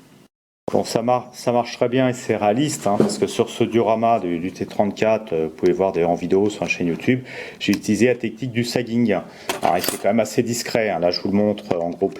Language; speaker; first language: French; native; French